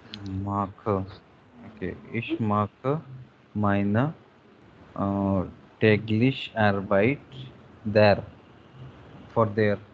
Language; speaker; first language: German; non-native, learner; Hindi